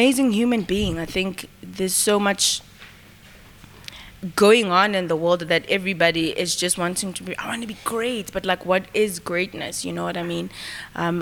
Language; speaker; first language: English; non-native, local second language; Zulu